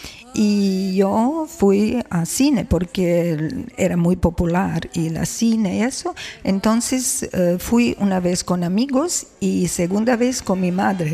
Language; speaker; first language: Spanish; non-native, fluent; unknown